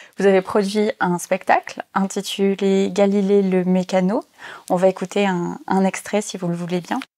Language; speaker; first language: French; native; French